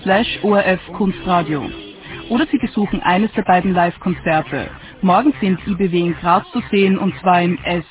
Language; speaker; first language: German; native; German